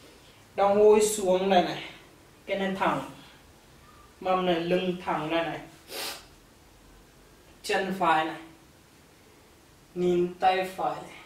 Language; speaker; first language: Vietnamese; non-native, learner; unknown